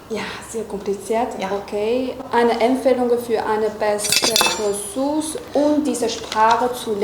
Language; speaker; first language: German; non-native, learner; Chinese